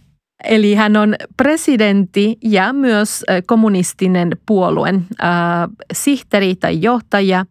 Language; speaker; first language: Finnish; non-native, fluent; Spanish